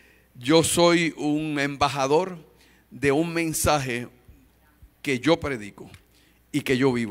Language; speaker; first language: Spanish; native; Spanish